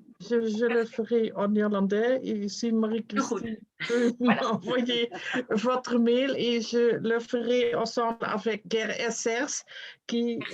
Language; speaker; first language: French; non-native, fluent; Dutch